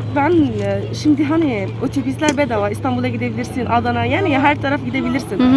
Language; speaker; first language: Turkish; non-native, learner; Arabic